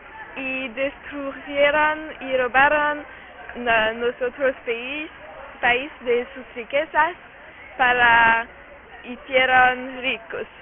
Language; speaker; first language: Spanish; non-native, learner; French